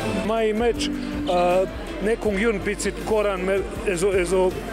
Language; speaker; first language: Hungarian; non-native, learner; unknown